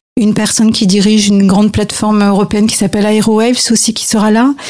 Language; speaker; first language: French; native; French